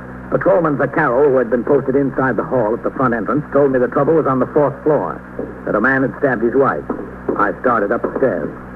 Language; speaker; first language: English; native; English